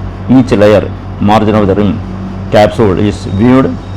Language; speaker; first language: English; non-native, local second language; Malayalam